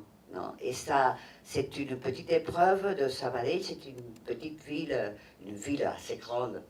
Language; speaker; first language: French; non-native, fluent; Catalan